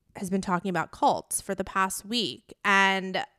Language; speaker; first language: English; native; English